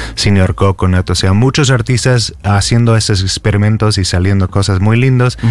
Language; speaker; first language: Spanish; non-native, fluent; English